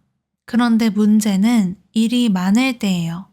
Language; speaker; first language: Korean; native; Korean